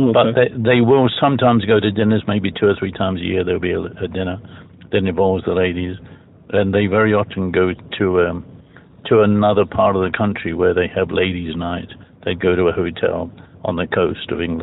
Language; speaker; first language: English; native; English